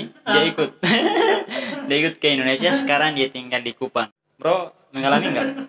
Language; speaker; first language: Indonesian; non-native, fluent; Tetum